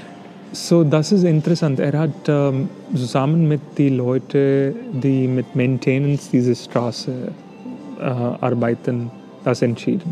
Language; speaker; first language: German; non-native, fluent; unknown